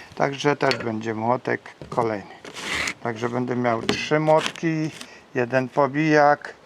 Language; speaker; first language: Polish; native; Polish